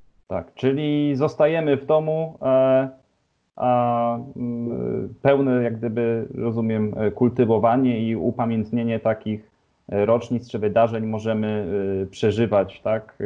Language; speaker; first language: Polish; native; Polish